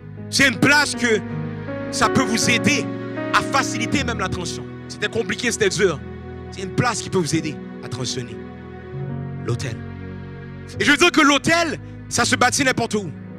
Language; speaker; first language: French; native; French